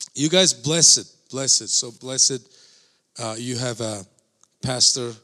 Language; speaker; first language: English; non-native, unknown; Mongolian